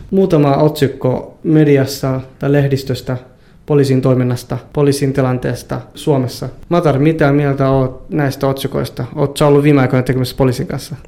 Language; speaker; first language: Finnish; early bilingual, other home language; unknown